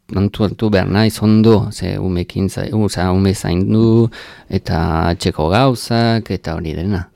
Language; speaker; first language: Basque; non-native, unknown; French